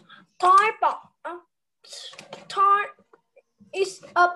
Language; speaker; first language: English; non-native, learner; Vietnamese